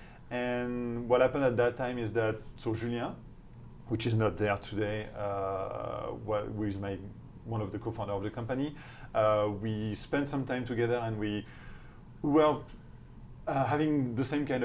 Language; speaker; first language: English; non-native, fluent; French